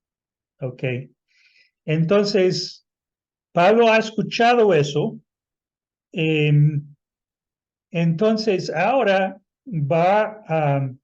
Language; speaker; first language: Spanish; non-native, fluent; English